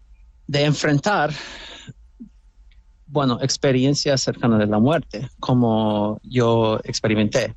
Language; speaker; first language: Spanish; non-native, fluent; English